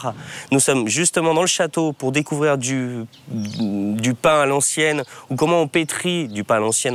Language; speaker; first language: French; native; French